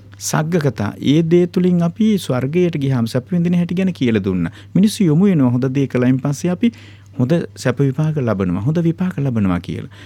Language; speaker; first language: Sinhala; native; Sinhala